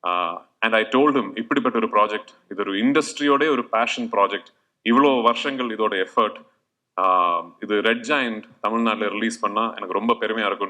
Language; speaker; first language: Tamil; non-native, local second language; Malayalam